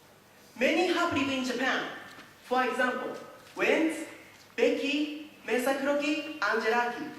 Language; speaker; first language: English; non-native, learner; Japanese